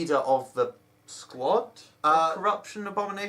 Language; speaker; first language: English; native; English